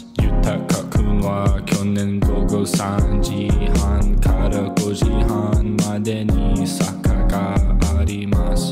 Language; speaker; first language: Japanese; non-native, learner; English